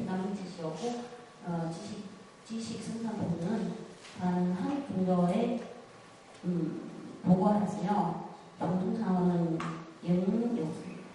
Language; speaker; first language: Korean; non-native, fluent; Chinese